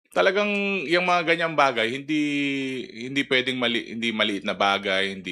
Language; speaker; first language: Filipino; non-native, local second language; Iloko